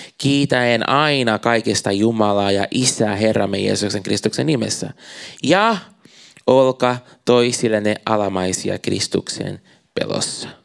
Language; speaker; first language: Finnish; non-native, fluent; Portuguese